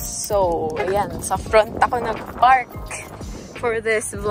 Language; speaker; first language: Filipino; native; Filipino